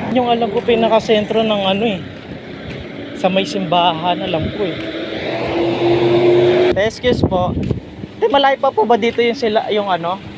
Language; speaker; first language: Filipino; native; Filipino